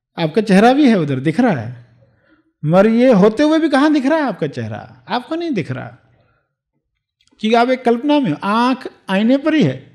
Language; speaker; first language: Hindi; native; Hindi